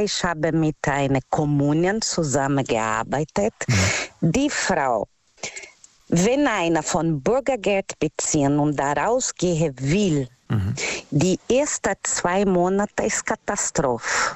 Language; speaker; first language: German; non-native, learner; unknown